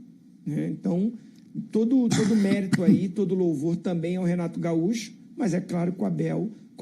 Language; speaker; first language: Portuguese; native; Portuguese